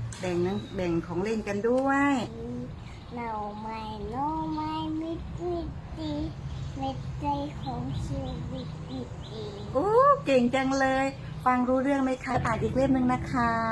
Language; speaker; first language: Thai; native; Thai